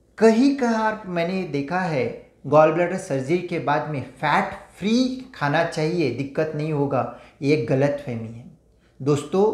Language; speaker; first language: Hindi; non-native, local second language; Marathi